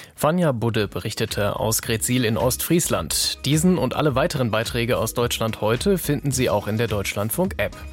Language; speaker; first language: German; native; German